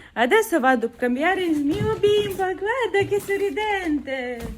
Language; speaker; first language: Italian; non-native, learner; Ukrainian